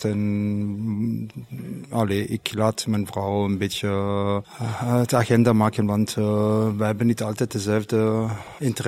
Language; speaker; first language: Dutch; non-native, local second language; French